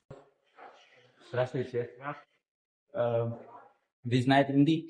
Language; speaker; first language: Russian; non-native, learner; Telugu